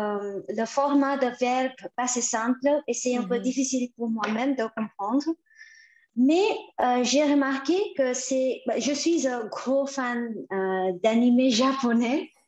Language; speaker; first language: French; non-native, fluent; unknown